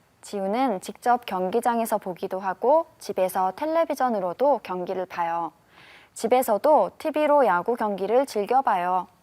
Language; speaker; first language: Korean; native; Korean